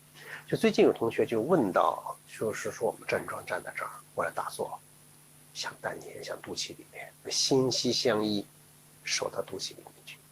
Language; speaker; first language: Chinese; native; Chinese